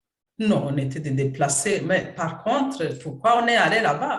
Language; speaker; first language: French; non-native, local second language; Kinyarwanda